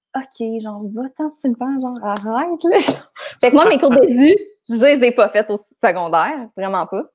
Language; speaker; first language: French; native; French